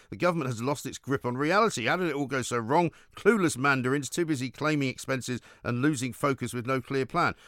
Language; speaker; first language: English; native; English